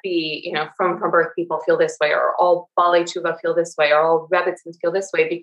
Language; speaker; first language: English; native; English